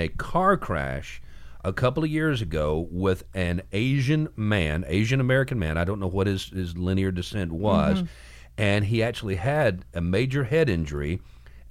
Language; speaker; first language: English; native; English